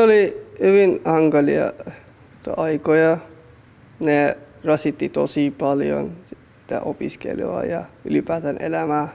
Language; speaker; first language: Finnish; non-native, fluent; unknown